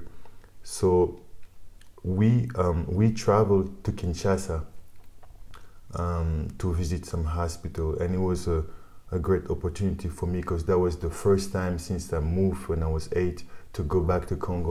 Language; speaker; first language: English; non-native, fluent; French